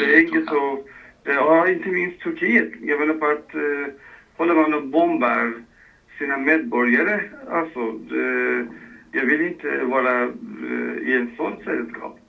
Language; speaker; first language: Swedish; non-native, fluent; Persian